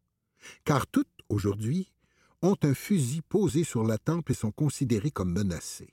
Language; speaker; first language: French; native; French